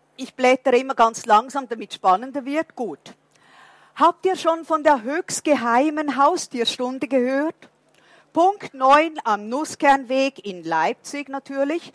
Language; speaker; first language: German; non-native, fluent; Portuguese